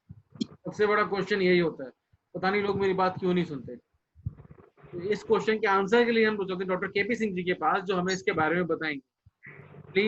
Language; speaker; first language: Hindi; native; Hindi